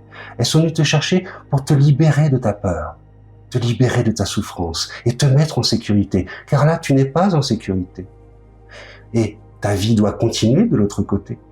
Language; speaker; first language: French; native; French